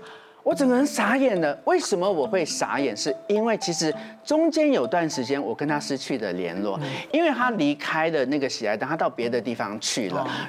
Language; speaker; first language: Chinese; native; Chinese